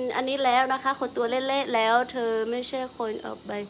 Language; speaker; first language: Thai; non-native, local second language; Lahu